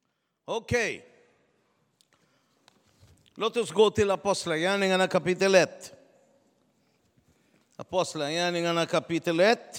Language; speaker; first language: Swedish; non-native, fluent; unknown